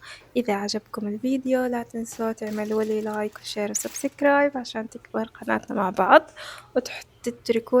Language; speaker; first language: Arabic; native; Arabic